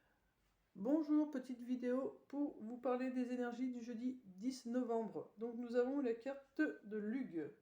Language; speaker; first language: French; native; French